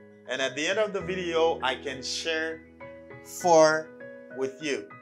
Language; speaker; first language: English; non-native, learner; Haitian Creole